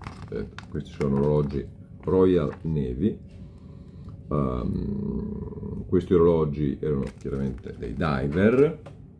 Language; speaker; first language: Italian; native; Italian